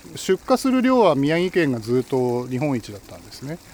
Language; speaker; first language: Japanese; native; Japanese